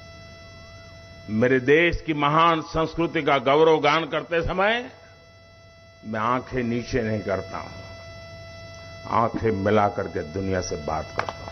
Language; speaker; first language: Hindi; non-native, local second language; Gujarati